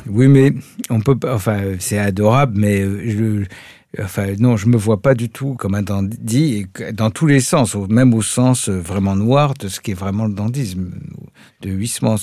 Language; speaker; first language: French; native; French